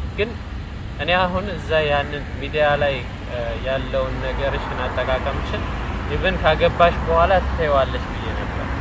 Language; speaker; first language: Amharic; native; Amharic